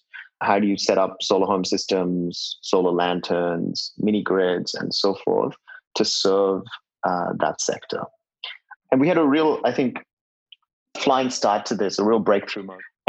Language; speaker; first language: English; non-native, local second language; Hindi